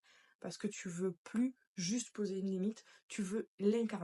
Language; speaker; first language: French; native; French